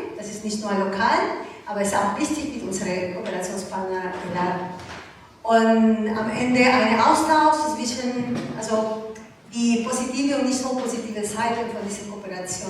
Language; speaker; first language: German; non-native, learner; Ukrainian